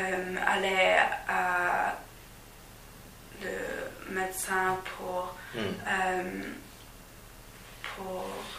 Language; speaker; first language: French; non-native, learner; English